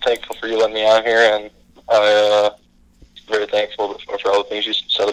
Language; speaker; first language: English; native; English